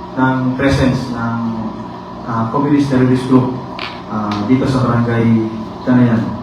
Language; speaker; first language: Filipino; non-native, local second language; Cebuano